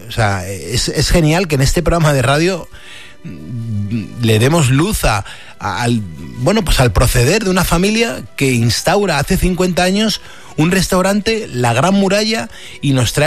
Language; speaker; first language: Spanish; native; Spanish